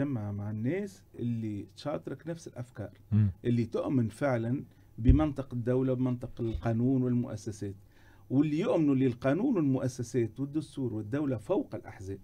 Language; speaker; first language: Arabic; native; Arabic